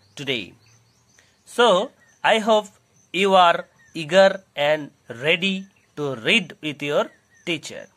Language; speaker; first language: English; non-native, local second language; Bangla